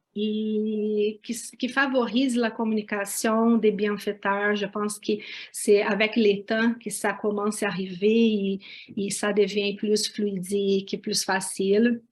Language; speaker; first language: French; non-native, fluent; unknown